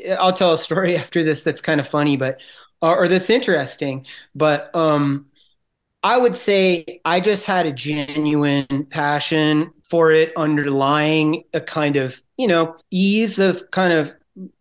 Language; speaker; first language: English; native; English